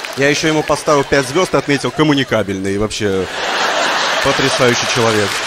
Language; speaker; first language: Russian; native; Russian